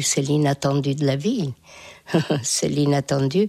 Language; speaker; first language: French; non-native, fluent; Hungarian